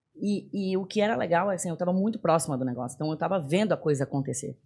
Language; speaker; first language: Portuguese; native; Portuguese